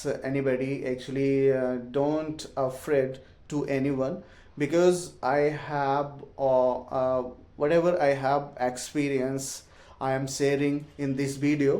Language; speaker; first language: English; non-native, learner; Hindi